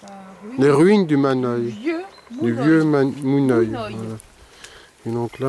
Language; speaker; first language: French; native; French